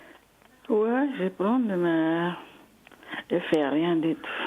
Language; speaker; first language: French; non-native, learner; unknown